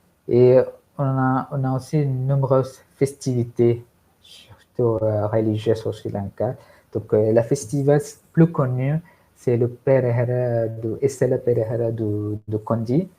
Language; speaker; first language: French; non-native, fluent; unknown